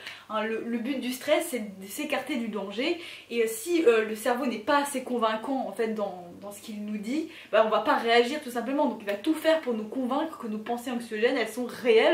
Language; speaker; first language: French; native; French